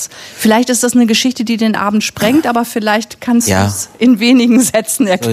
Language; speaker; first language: German; native; German